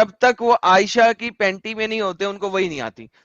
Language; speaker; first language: Hindi; native; Hindi